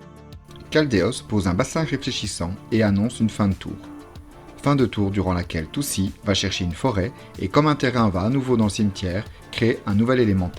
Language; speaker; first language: French; native; French